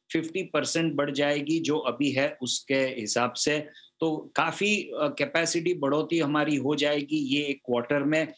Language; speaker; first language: Hindi; non-native, local second language; Gujarati